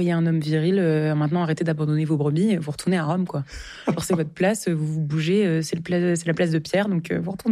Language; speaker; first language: French; native; French